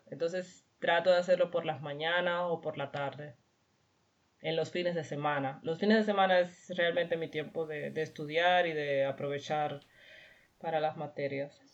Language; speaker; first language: Spanish; native; Spanish